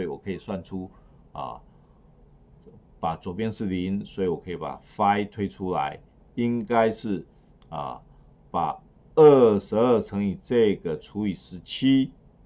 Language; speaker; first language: Chinese; native; Chinese